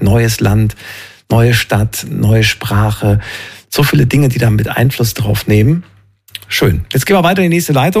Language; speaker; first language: German; native; German